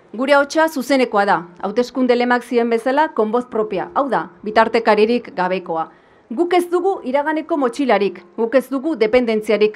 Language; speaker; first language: Basque; non-native, local second language; Spanish